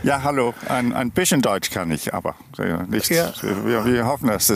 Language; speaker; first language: German; non-native, learner; Danish